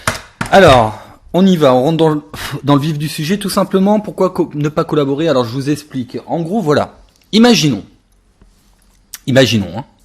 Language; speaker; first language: French; native; French